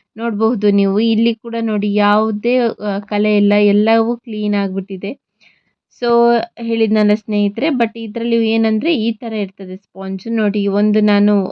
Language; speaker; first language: Kannada; non-native, local second language; Tulu